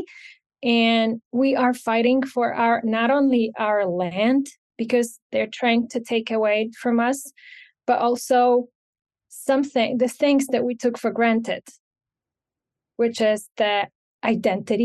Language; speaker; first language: English; non-native, fluent; Ukrainian